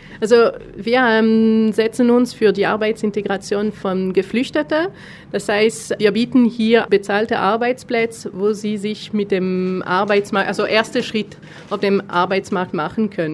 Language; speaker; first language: German; non-native, fluent; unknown